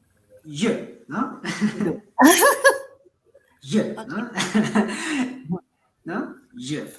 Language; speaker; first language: French; non-native, fluent; Spanish